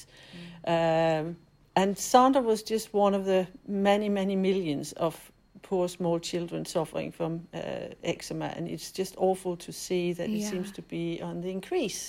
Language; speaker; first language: English; non-native, fluent; Danish